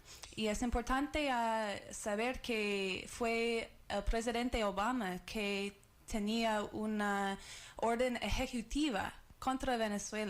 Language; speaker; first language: Spanish; non-native, learner; English